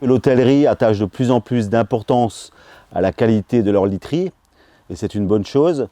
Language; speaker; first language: French; native; French